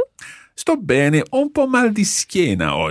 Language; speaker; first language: Italian; non-native, fluent; English